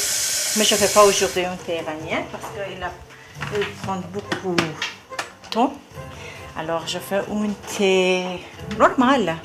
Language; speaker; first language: French; non-native, learner; Persian